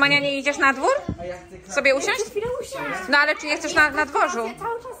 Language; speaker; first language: Polish; native; Polish